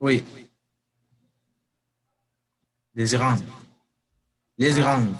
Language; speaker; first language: French; non-native, learner; Spanish